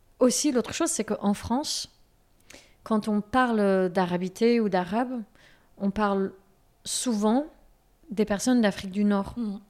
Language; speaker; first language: French; native; French